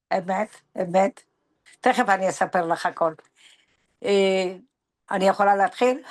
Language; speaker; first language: Hebrew; non-native, fluent; Persian